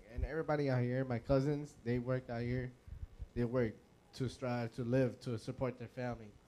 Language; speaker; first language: English; early bilingual, other home language; Spanish